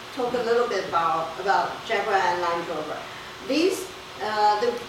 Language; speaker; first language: English; non-native, fluent; Chinese